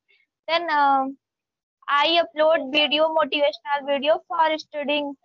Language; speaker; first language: English; non-native, learner; Hindi